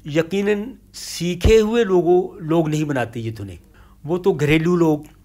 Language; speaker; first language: Hindi; non-native, local second language; Punjabi